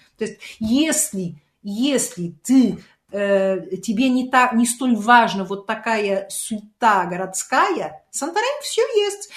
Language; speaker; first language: Russian; non-native, fluent; Portuguese